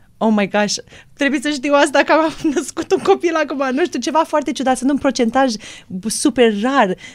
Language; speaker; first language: Romanian; early bilingual, heritage; Romanian